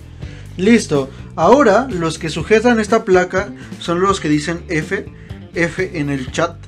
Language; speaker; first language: Spanish; native; Spanish